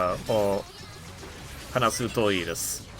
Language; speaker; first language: Japanese; non-native, learner; English